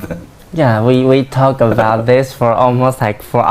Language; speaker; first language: English; non-native, learner; Chinese